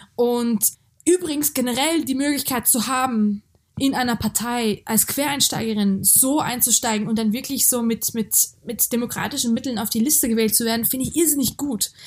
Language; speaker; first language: German; early bilingual, other home language; Georgian